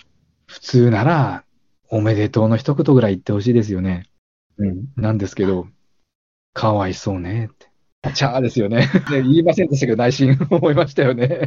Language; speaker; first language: Japanese; native; Japanese